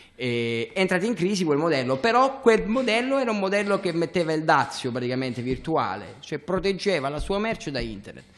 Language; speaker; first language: Italian; native; Italian